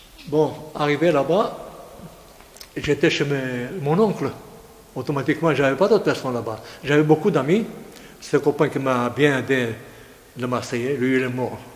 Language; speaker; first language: French; non-native, fluent; Greek